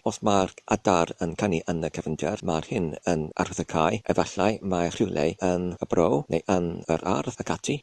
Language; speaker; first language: Welsh; non-native, learner; English